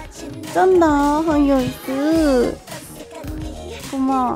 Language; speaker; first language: Chinese; non-native, learner; Korean